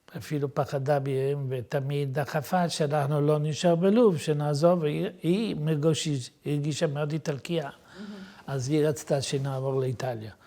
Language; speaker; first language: Hebrew; non-native, fluent; Italian